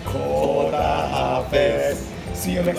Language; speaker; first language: English; non-native, local second language; Chinese